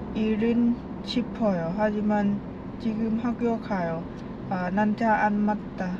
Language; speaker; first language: Korean; non-native, learner; Lao